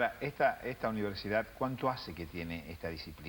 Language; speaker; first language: Spanish; native; Spanish